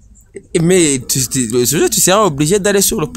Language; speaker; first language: French; non-native, local second language; Rundi